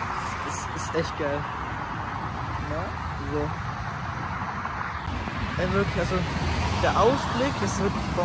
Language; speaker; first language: German; native; German